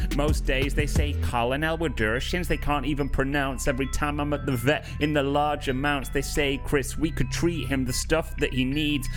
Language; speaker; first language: English; native; English